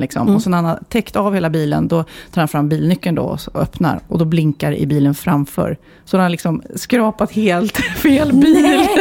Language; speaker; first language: Swedish; native; Swedish